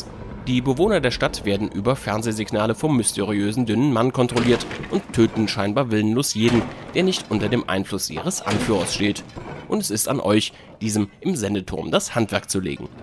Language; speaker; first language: German; native; German